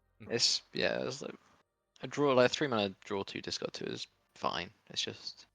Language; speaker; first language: English; native; English